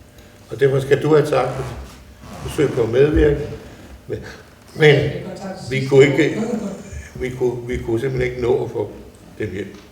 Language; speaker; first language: Danish; native; Danish